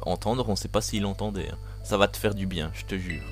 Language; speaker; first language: French; native; French